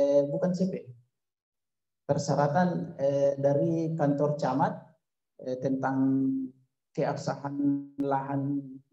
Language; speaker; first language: Indonesian; native; Indonesian